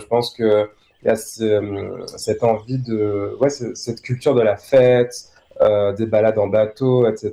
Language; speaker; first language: French; native; French